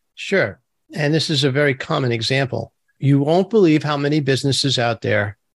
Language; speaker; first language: English; early bilingual, other home language; Turkish